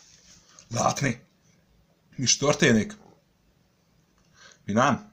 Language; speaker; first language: Hungarian; non-native, learner; Serbian